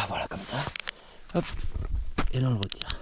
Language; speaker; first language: French; native; French